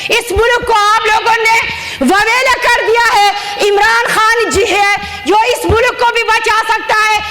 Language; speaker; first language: Urdu; non-native, local second language; Khowar